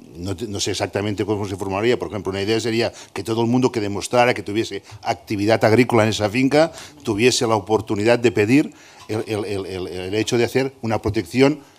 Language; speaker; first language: Spanish; non-native, local second language; Catalan